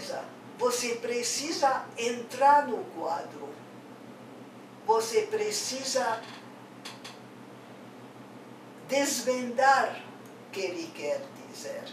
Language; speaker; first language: Portuguese; non-native, fluent; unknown